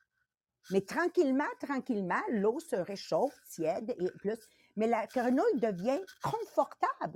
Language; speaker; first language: French; native; French